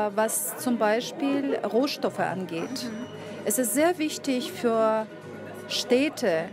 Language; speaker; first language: German; non-native, fluent; Russian